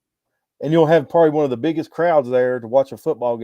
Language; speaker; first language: English; native; English